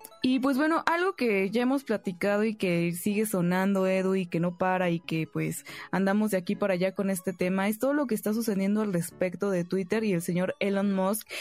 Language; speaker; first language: Spanish; native; Spanish